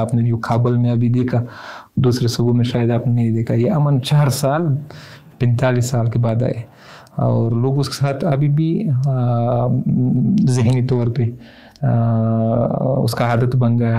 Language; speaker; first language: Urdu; non-native, fluent; Pashto